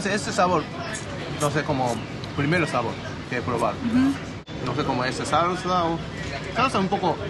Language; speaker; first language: Spanish; non-native, learner; Japanese